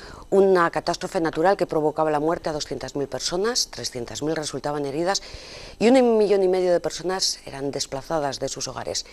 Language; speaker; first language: Spanish; native; Spanish